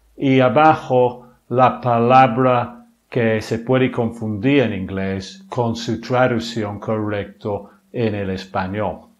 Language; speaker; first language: Spanish; non-native, fluent; English